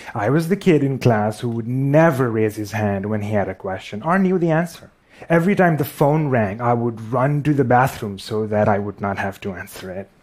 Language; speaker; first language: English; non-native, local second language; Urdu